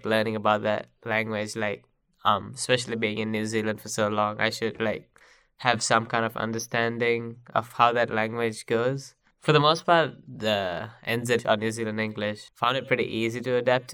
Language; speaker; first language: English; non-native, local second language; Sinhala